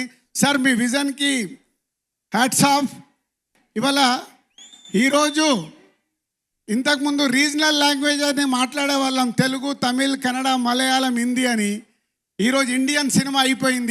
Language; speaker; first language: Telugu; native; Telugu